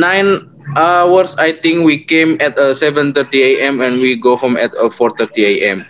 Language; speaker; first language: English; non-native, learner; Indonesian